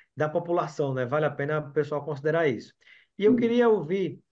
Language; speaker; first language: Portuguese; native; Portuguese